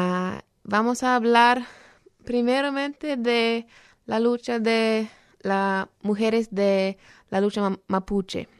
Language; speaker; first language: Spanish; non-native, fluent; English